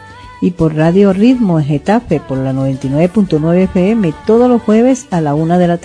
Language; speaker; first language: Spanish; native; Spanish